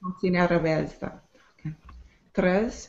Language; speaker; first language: Spanish; non-native, learner; English